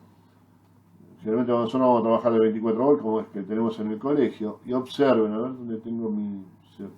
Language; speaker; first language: Spanish; native; Spanish